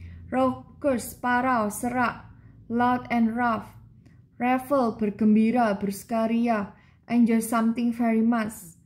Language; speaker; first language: English; non-native, learner; Indonesian